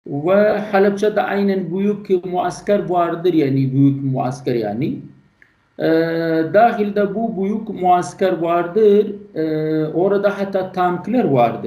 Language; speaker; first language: Turkish; non-native, learner; Kurdish